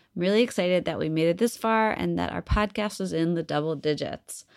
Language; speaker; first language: English; native; English